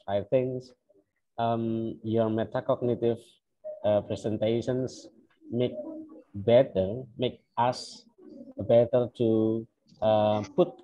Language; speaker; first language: English; non-native, fluent; Indonesian